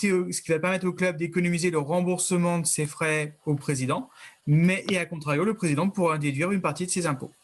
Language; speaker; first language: French; native; French